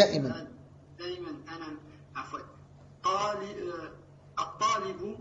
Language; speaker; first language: Arabic; non-native, learner; French